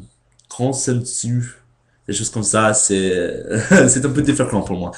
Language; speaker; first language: French; non-native, learner; English